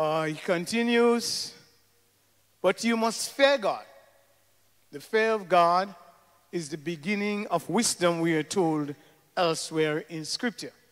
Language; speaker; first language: English; native; English